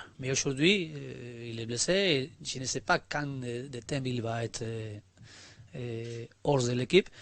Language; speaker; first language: French; non-native, learner; Spanish